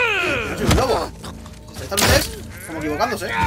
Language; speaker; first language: Spanish; native; Spanish